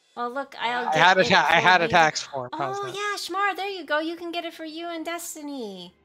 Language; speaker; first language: English; native; English